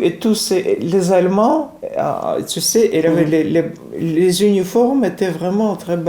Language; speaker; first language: French; non-native, fluent; Russian